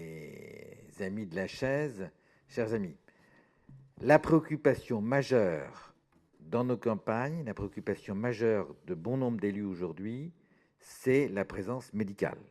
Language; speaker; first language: French; native; French